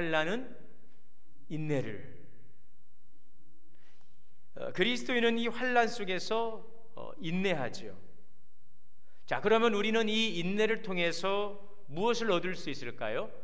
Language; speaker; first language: Korean; native; Korean